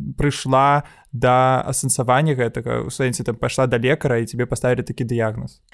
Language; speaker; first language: Belarusian; native; Belarusian